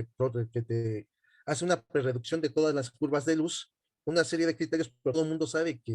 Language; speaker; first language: Spanish; native; Spanish